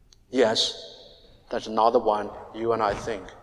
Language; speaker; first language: English; non-native, fluent; Chinese